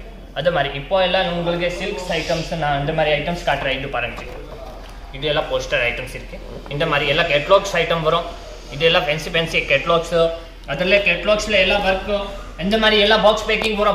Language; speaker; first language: Tamil; non-native, learner; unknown